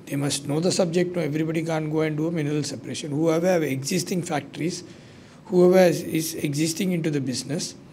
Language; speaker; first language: English; non-native, local second language; Sinhala